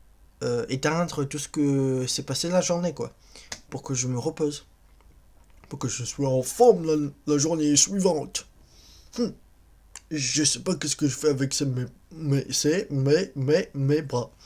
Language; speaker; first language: French; non-native, fluent; English